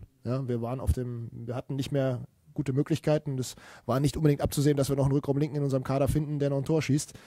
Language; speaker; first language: German; native; German